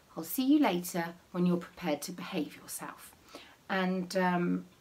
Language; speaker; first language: English; native; English